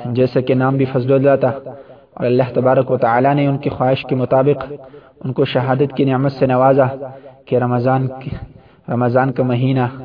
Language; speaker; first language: Urdu; non-native, local second language; Pashto